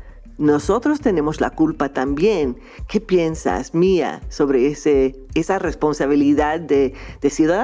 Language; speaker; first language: Spanish; non-native, fluent; English